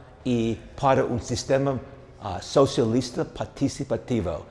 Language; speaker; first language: Spanish; non-native, fluent; English